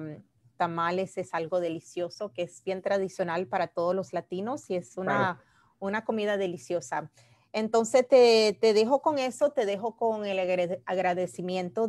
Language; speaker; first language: Spanish; early bilingual, heritage; Spanish